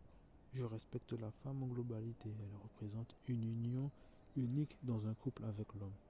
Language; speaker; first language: French; native; French